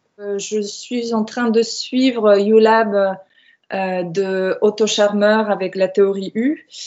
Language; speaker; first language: French; non-native, fluent; Polish